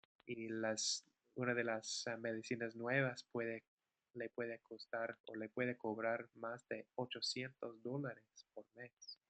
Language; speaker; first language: Spanish; non-native, fluent; English